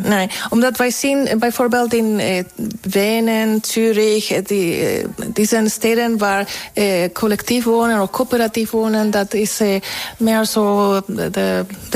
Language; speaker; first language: Dutch; non-native, fluent; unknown